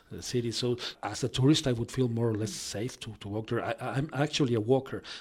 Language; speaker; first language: English; non-native, fluent; Spanish